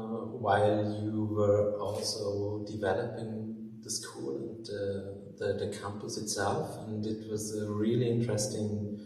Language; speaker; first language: English; non-native, fluent; German